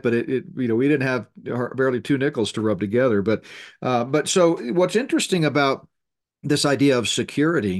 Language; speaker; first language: English; native; English